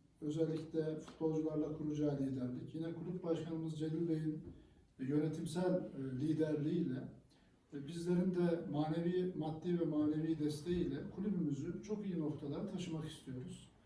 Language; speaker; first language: Turkish; native; Turkish